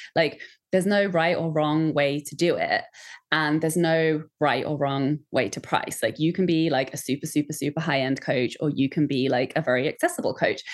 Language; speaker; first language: English; native; English